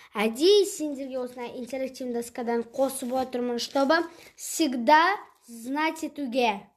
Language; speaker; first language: Russian; non-native, local second language; Kazakh